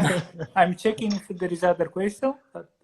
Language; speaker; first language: English; non-native, learner; Italian